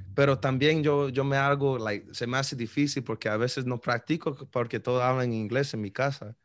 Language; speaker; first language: Spanish; early bilingual, other home language; English